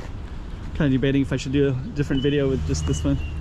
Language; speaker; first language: English; native; English